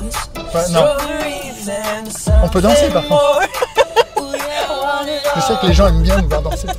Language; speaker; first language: French; native; French